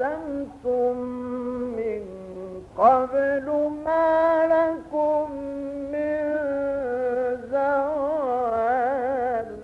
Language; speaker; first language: Arabic; native; Arabic